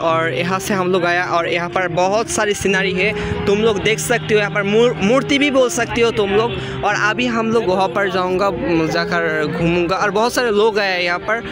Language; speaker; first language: Hindi; non-native, learner; Bangla